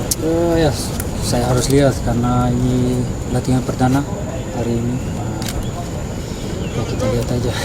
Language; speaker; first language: Indonesian; non-native, fluent; Dutch